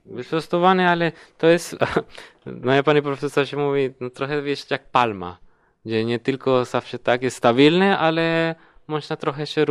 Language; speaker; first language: Polish; non-native, learner; Spanish